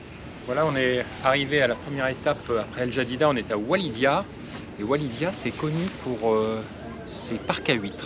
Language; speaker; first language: French; native; French